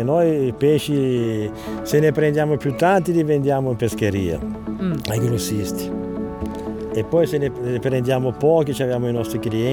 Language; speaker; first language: Italian; native; Italian